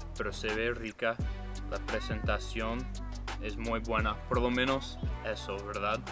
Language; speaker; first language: Spanish; non-native, fluent; English